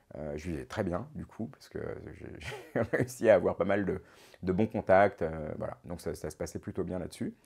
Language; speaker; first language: French; native; French